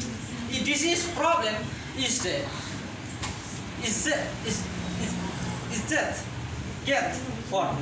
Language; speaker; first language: English; non-native, learner; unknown